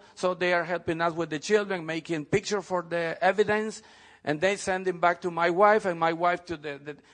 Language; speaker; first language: English; non-native, fluent; Spanish